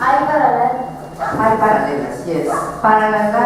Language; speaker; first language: English; non-native, fluent; Spanish